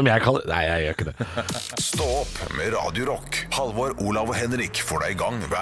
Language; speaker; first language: Norwegian; native; Norwegian